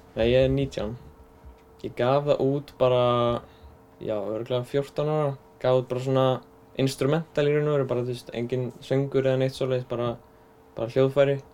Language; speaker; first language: Icelandic; native; Icelandic